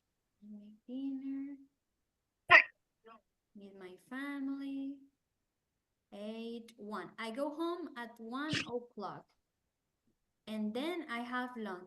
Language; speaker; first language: English; non-native, fluent; Spanish